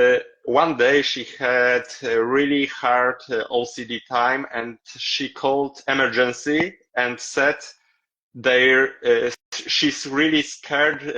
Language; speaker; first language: English; non-native, learner; Polish